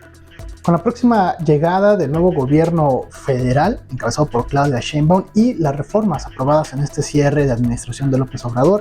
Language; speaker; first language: Spanish; native; Spanish